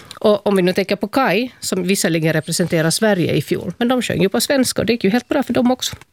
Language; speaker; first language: Swedish; native; Swedish